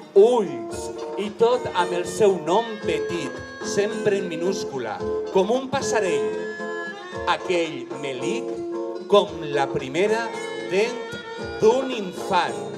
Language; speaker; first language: Catalan; native; Catalan